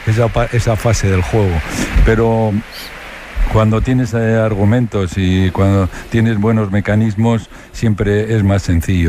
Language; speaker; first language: Spanish; native; Spanish